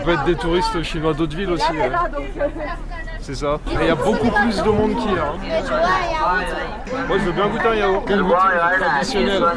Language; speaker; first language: French; native; French